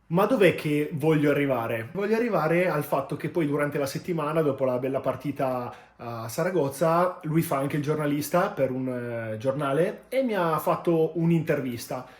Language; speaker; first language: Italian; native; Italian